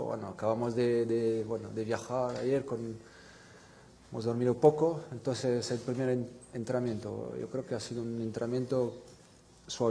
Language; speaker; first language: Spanish; non-native, fluent; French